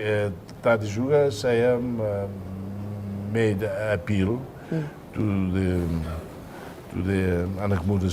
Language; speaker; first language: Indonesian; non-native, fluent; Tetum